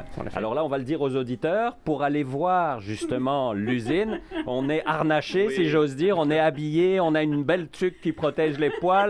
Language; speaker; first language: French; native; French